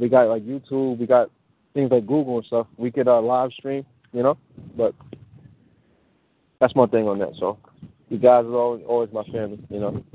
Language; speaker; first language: English; early bilingual, other home language; Mandingo